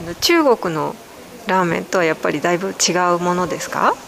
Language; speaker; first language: Japanese; native; Japanese